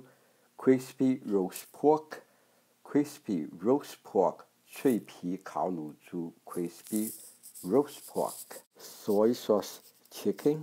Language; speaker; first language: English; non-native, fluent; Chinese